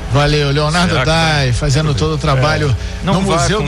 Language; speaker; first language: Portuguese; native; Portuguese